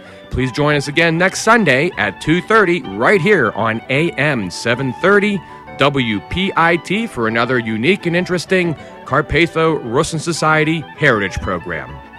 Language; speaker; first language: English; native; English